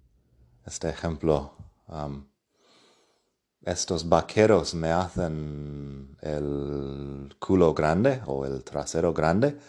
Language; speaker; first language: Spanish; non-native, fluent; English